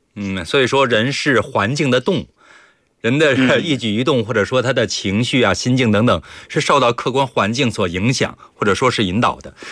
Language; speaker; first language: Chinese; native; Chinese